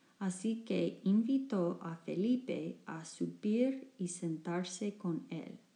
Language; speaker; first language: Spanish; non-native, learner; English